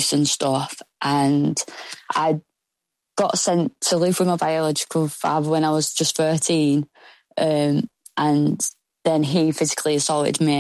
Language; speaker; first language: English; native; English